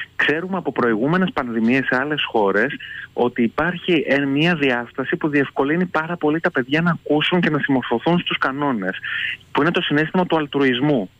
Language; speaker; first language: Greek; native; Greek